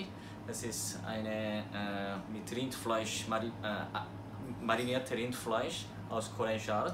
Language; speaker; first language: German; non-native, learner; Korean